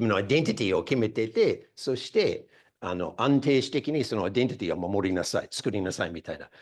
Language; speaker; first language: Japanese; non-native, fluent; English